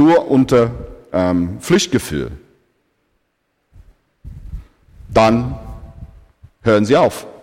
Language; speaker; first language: German; non-native, fluent; English